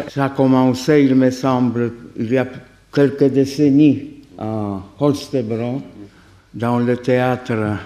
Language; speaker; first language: French; non-native, fluent; Polish